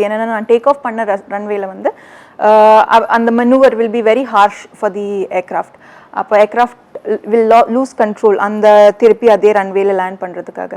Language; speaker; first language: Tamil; early bilingual, heritage; Tamil